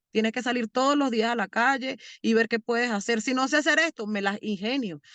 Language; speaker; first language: Spanish; native; Spanish